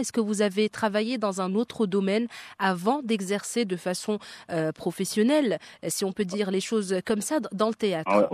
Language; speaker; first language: French; native; French